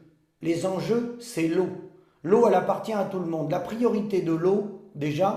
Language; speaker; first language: French; native; French